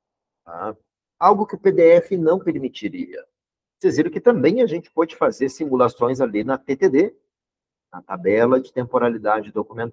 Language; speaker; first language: Portuguese; native; Portuguese